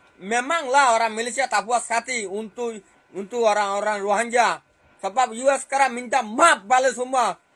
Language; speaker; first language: Malay; non-native, fluent; Rohingya